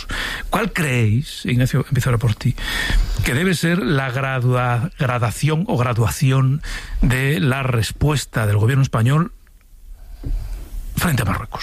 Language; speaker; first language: Spanish; native; Spanish